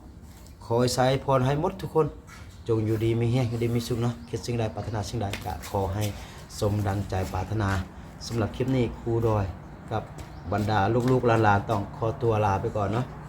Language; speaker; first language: Thai; non-native, local second language; Lao